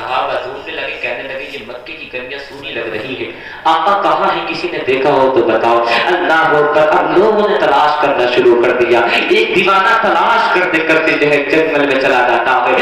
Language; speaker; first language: Urdu; native; Urdu